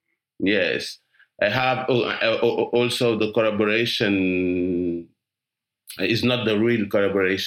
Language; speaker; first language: English; non-native, learner; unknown